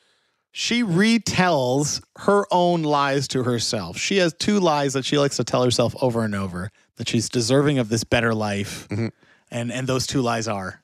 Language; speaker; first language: English; native; English